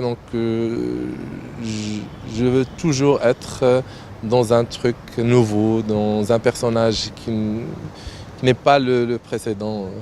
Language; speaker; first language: French; non-native, local second language; Arabic